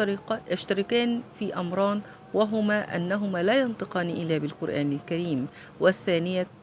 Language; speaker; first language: Arabic; native; Arabic